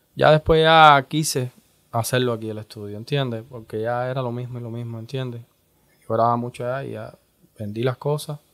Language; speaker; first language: Spanish; native; Spanish